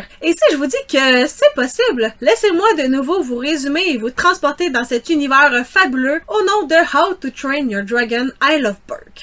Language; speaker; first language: French; native; French